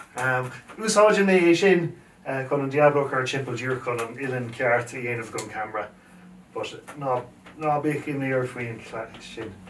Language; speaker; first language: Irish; native; Irish